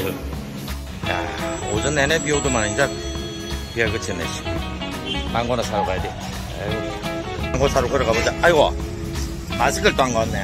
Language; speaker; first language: Korean; native; Korean